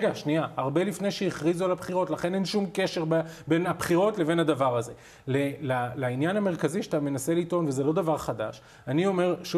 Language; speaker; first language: Hebrew; native; Hebrew